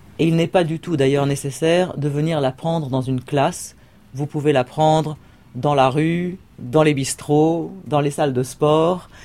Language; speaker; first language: French; native; French